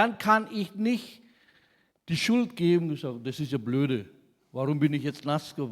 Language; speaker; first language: German; non-native, fluent; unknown